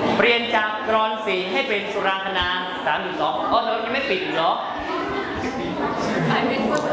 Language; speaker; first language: Thai; native; Thai